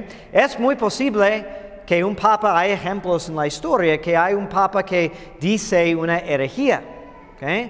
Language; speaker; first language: Spanish; non-native, fluent; English